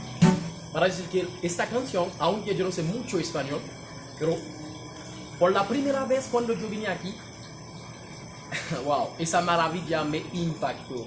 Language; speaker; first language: Spanish; non-native, learner; Haitian Creole